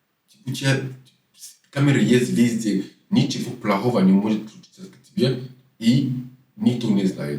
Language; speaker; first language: Russian; non-native, fluent; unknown